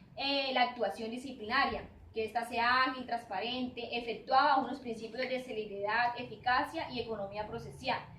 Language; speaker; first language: Spanish; native; Spanish